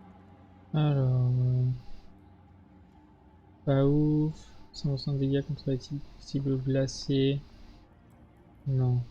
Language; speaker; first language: French; native; French